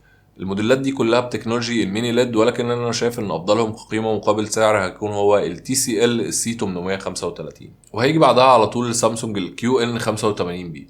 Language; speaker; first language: Arabic; native; Arabic